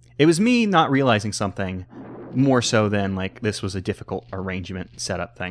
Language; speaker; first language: English; native; English